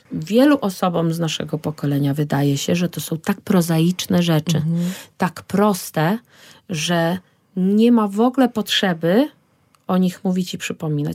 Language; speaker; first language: Polish; native; Polish